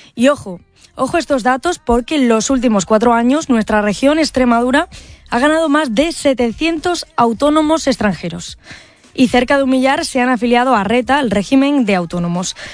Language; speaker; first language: Spanish; native; Spanish